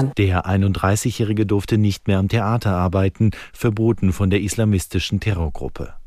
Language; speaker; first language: German; native; German